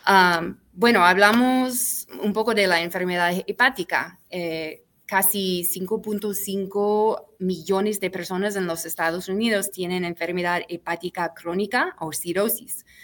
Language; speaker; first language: Spanish; non-native, fluent; English